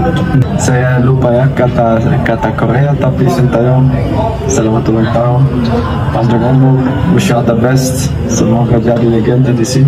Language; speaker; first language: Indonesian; non-native, fluent; Korean